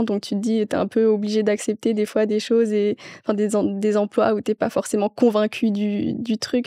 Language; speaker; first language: French; native; French